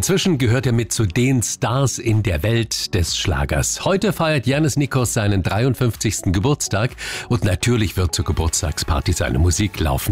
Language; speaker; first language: German; native; German